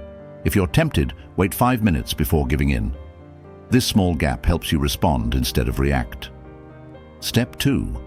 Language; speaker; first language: English; native; English